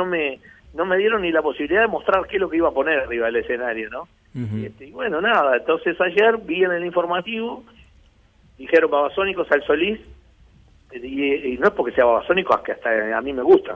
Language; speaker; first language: Spanish; native; Spanish